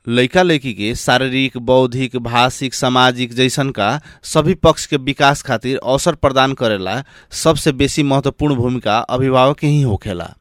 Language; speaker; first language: Bhojpuri; native; Bhojpuri